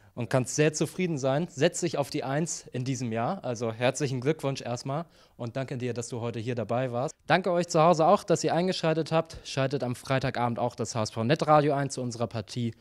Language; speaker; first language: German; native; German